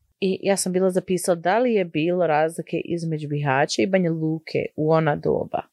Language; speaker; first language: Croatian; early bilingual, heritage; Croatian